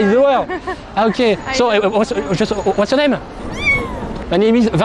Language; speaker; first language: English; non-native, learner; French